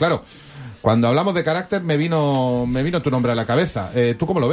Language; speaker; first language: Spanish; native; Spanish